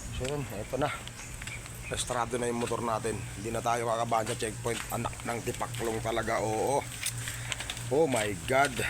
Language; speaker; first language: Filipino; non-native, local second language; Cebuano